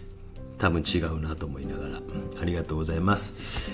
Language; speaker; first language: Japanese; native; Japanese